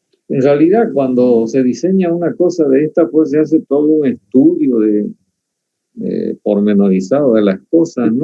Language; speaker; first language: Spanish; native; Spanish